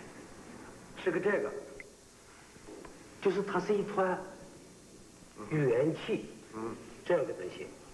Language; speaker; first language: Chinese; native; Chinese